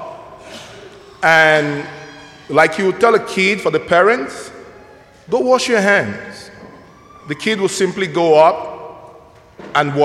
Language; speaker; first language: English; non-native, local second language; Igbo